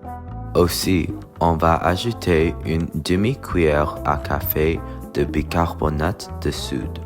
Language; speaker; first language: French; non-native, learner; English